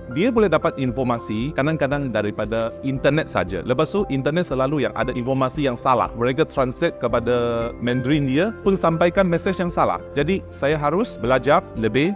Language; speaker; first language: Malay; non-native, local second language; Chinese